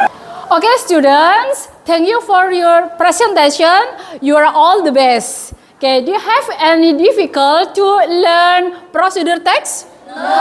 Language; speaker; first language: English; non-native, fluent; Indonesian